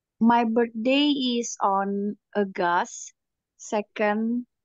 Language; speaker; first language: English; non-native, learner; Indonesian